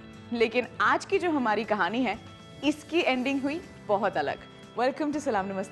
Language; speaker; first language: Hindi; native; Hindi